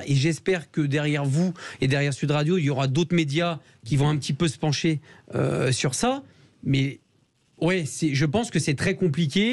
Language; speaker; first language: French; native; French